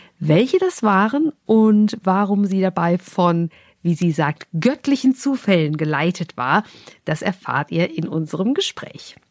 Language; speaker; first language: German; native; German